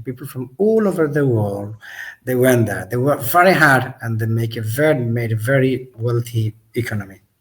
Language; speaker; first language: English; non-native, local second language; Sylheti